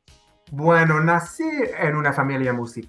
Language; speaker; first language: Spanish; non-native, fluent; English